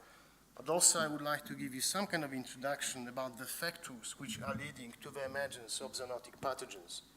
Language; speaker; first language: English; non-native, fluent; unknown